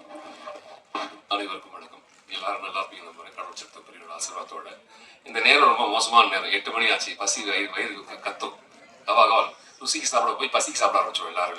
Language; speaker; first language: Tamil; native; Tamil